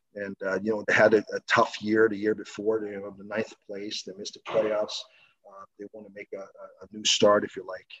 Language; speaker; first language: English; non-native, fluent; Swedish